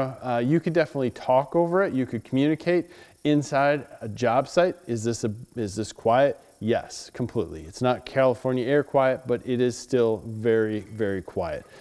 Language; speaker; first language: English; native; English